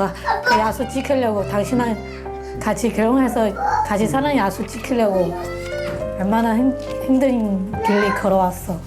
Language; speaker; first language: Korean; non-native, learner; Chinese